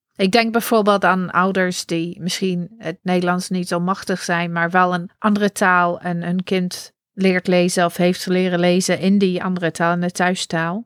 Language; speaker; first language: Dutch; non-native, fluent; English